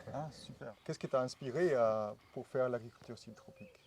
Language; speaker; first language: French; non-native, learner; German